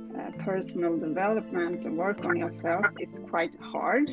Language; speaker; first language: English; non-native, fluent; Swedish